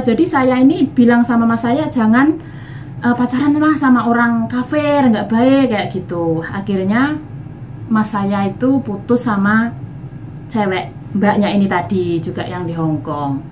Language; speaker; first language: Indonesian; non-native, local second language; Javanese